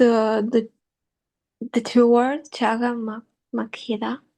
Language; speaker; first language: English; non-native, learner; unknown